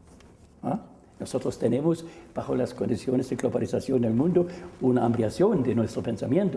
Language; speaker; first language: Spanish; non-native, fluent; German